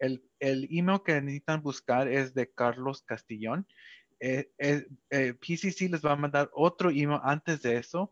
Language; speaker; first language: Spanish; early bilingual, heritage; Spanish